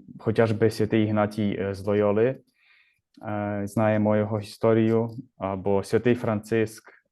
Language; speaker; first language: Ukrainian; native; Ukrainian